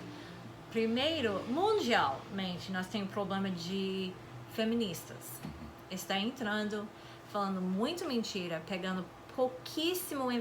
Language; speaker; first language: Portuguese; non-native, fluent; English